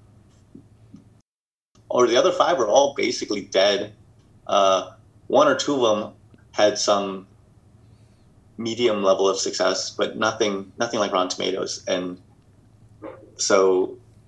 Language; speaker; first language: English; native; English